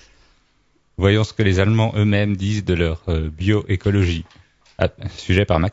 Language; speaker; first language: French; native; French